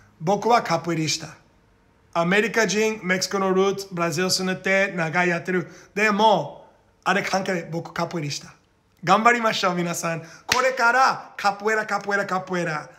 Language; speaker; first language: Japanese; non-native, learner; Portuguese